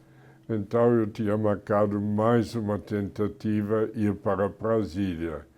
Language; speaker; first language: Portuguese; non-native, fluent; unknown